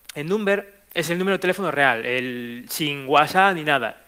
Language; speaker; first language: Spanish; native; Spanish